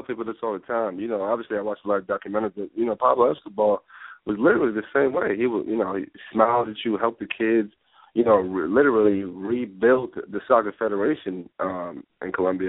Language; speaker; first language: English; non-native, local second language; Yoruba